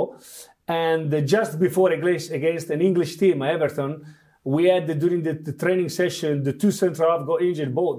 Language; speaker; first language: English; non-native, fluent; Italian